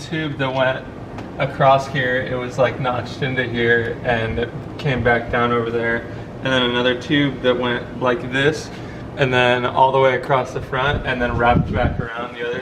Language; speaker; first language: English; native; English